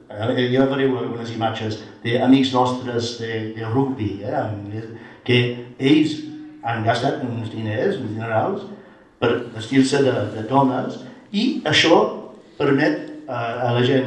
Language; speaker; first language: Catalan; non-native, fluent; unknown